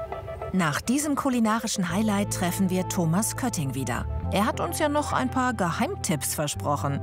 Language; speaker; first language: German; native; German